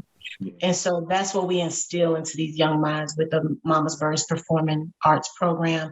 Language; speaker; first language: English; native; English